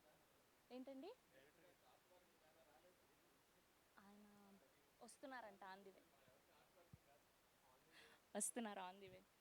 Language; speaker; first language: Telugu; native; Telugu